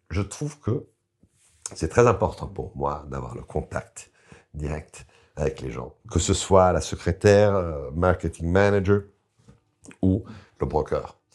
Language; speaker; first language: French; non-native, fluent; Italian